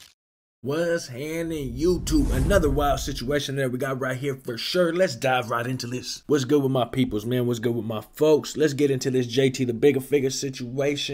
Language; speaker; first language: English; native; English